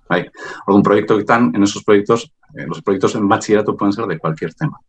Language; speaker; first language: Spanish; non-native, local second language; Basque